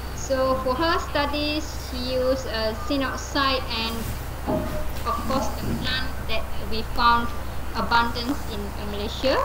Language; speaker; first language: English; non-native, local second language; Malay